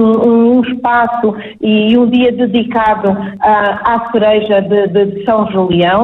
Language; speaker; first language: Portuguese; native; Portuguese